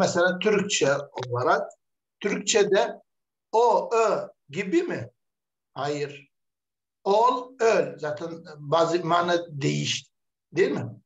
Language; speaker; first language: Turkish; non-native, learner; Arabic